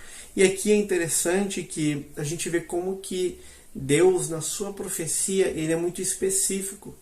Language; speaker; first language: Portuguese; native; Portuguese